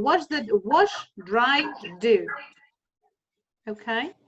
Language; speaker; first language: English; non-native, fluent; Russian